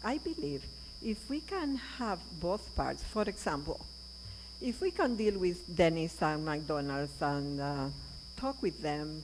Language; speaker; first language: English; non-native, learner; Spanish